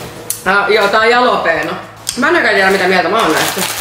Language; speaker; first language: Finnish; native; Finnish